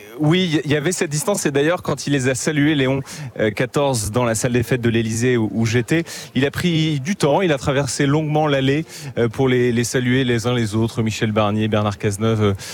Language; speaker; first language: French; native; French